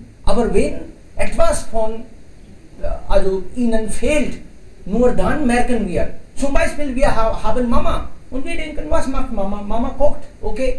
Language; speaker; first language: German; non-native, learner; Hindi